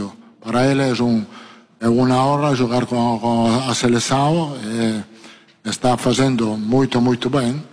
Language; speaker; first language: Portuguese; non-native, learner; Italian